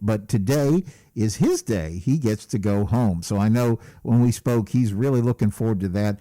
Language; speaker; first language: English; native; English